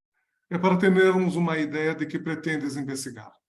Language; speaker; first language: Spanish; non-native, learner; Portuguese